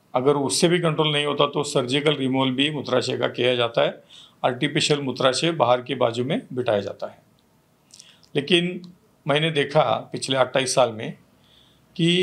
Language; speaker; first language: Hindi; non-native, local second language; Marathi